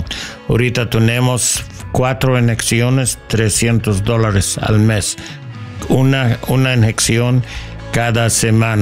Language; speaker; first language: Spanish; non-native, learner; English